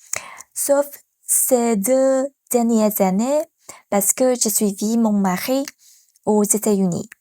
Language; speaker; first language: French; non-native, fluent; Vietnamese